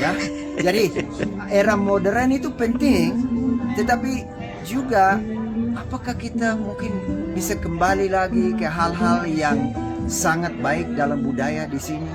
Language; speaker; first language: Indonesian; non-native, local second language; English